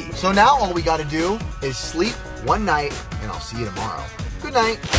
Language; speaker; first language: English; native; English